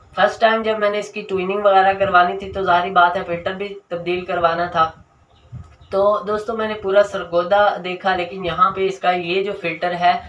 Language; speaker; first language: Urdu; native; Urdu